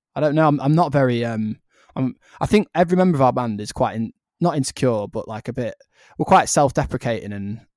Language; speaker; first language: English; native; English